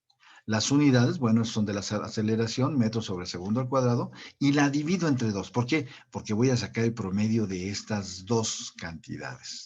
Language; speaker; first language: Spanish; native; Spanish